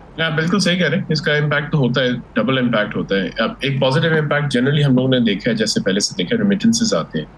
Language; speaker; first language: Urdu; early bilingual, heritage; Urdu